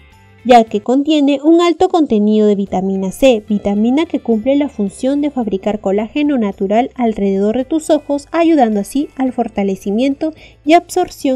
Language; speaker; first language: Spanish; native; Spanish